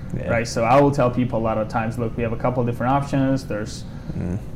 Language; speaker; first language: English; non-native, fluent; Italian